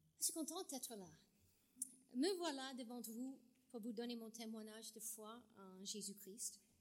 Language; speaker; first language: French; non-native, fluent; English